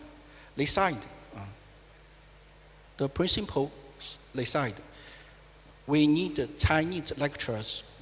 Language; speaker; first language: English; non-native, fluent; Chinese